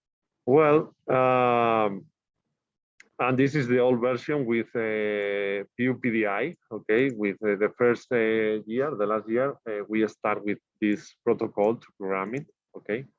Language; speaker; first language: English; non-native, learner; Spanish